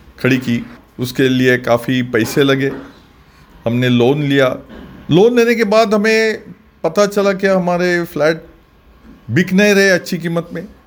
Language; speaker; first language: Hindi; non-native, local second language; Marathi